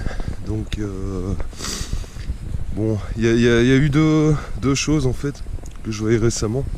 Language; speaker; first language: French; native; French